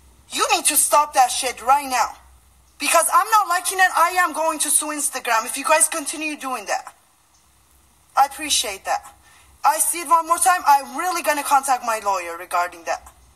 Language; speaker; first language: English; non-native, fluent; Persian